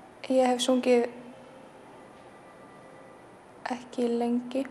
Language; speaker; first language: Icelandic; early bilingual, other home language; Polish